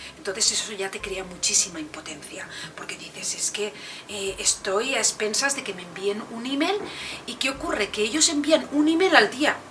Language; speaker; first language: Spanish; native; Spanish